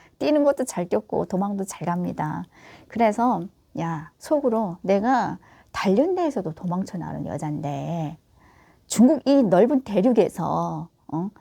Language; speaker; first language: Korean; native; Korean